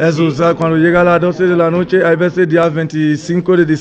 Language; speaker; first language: Spanish; non-native, learner; Bini